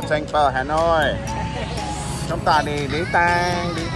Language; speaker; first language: Vietnamese; non-native, learner; English